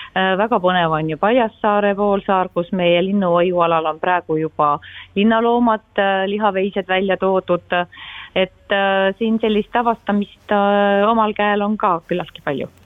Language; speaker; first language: Estonian; native; Estonian